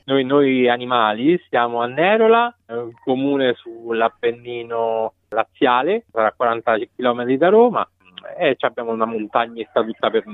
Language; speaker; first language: Italian; native; Italian